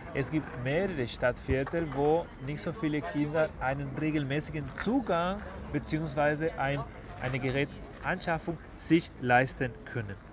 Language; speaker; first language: German; non-native, fluent; Spanish